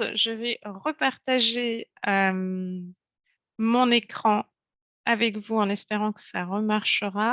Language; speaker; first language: French; native; French